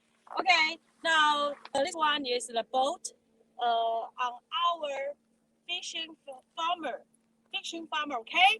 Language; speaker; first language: English; non-native, learner; Chinese